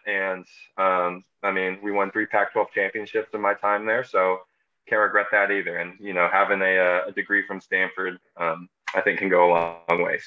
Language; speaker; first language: English; native; English